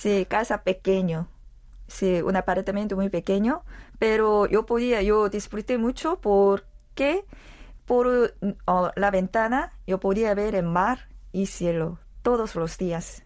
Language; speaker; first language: Spanish; non-native, learner; Korean